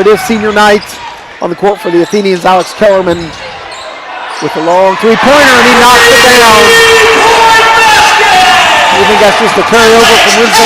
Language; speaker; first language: English; native; English